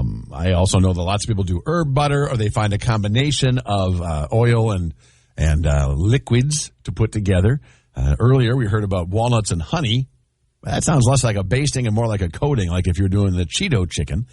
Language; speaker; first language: English; native; English